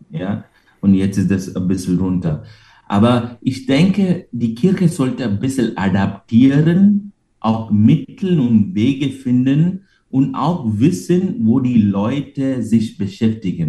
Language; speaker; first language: German; non-native, fluent; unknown